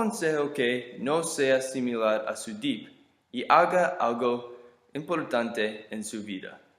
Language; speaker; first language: Spanish; non-native, learner; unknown